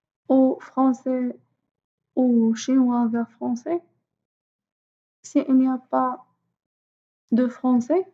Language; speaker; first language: French; non-native, fluent; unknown